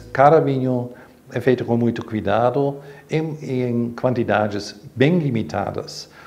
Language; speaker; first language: Portuguese; non-native, fluent; German